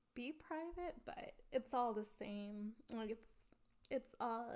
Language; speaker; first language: English; early bilingual, other home language; Spanish